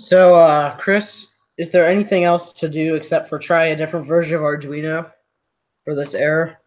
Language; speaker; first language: English; native; English